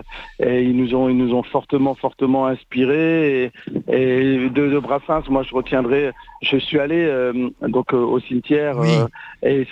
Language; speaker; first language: French; native; French